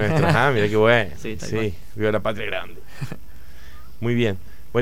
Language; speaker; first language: Spanish; native; Spanish